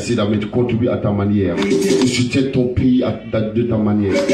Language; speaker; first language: French; non-native, local second language; Mossi